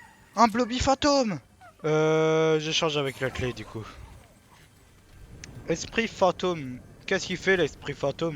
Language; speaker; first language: French; native; French